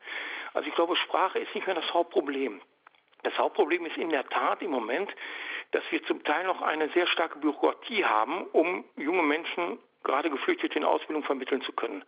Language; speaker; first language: German; native; German